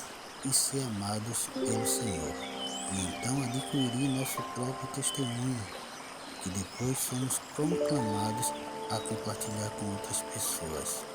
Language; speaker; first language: Portuguese; native; Portuguese